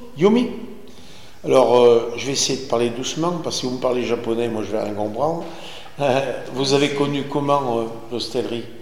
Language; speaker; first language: French; native; French